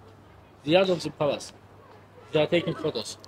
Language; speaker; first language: English; non-native, learner; Azerbaijani